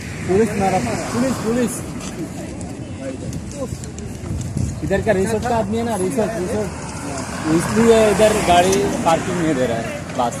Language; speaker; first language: Hindi; non-native, learner; Bangla